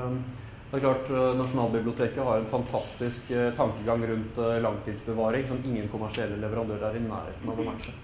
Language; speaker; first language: Norwegian; native; Norwegian